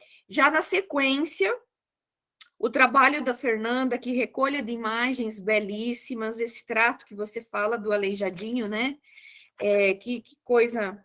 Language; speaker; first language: Portuguese; native; Portuguese